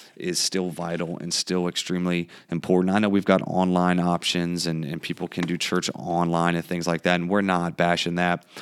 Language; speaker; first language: English; native; English